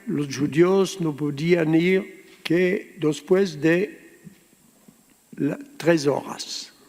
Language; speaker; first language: Spanish; early bilingual, heritage; French